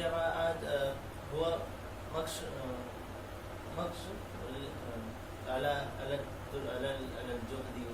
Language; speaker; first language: Arabic; non-native, learner; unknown